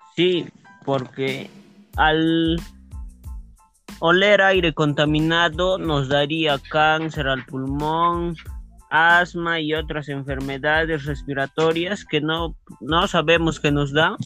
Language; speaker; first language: Spanish; native; Spanish